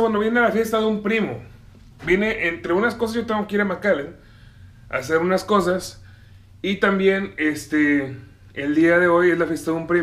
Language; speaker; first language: Spanish; native; Spanish